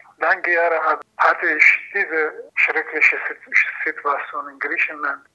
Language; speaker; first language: German; non-native, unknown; Persian